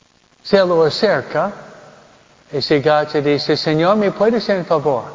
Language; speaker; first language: Spanish; early bilingual, heritage; Spanish